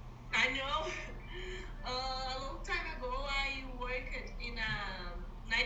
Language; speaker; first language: English; non-native, learner; Portuguese